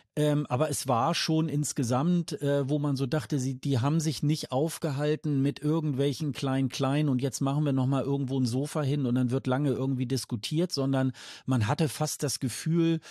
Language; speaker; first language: German; native; German